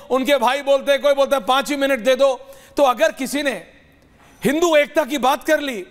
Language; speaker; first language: Hindi; native; Hindi